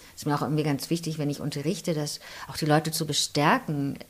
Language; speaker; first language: German; native; German